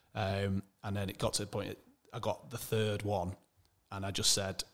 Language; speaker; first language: English; native; English